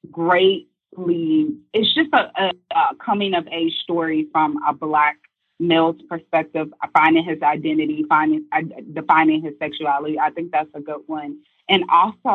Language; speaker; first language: English; native; English